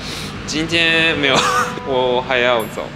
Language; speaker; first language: Chinese; early bilingual, heritage; Japanese